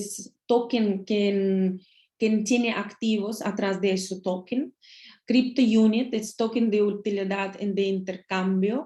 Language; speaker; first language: Spanish; non-native, learner; Russian